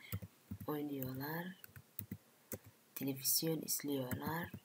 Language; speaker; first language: Turkish; non-native, fluent; Somali